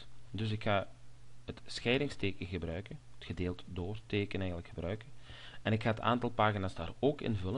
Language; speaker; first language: Dutch; native; Dutch